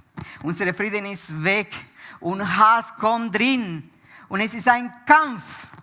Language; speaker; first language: German; non-native, fluent; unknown